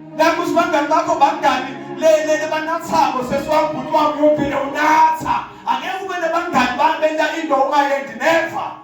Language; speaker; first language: Zulu; non-native, local second language; Swati